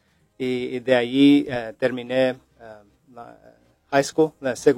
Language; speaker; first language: Spanish; early bilingual, heritage; English